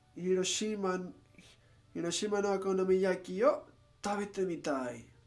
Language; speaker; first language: Japanese; non-native, learner; English